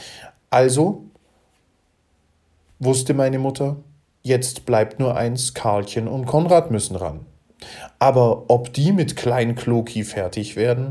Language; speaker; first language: German; native; German